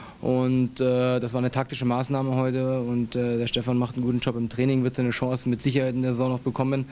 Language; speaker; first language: German; native; German